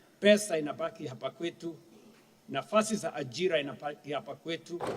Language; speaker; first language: Swahili; non-native, local second language; Kalenjin